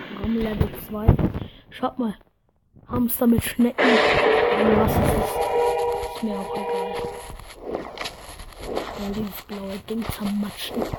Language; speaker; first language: German; early bilingual, other home language; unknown